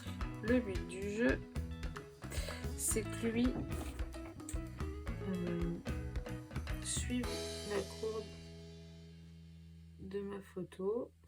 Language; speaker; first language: French; native; French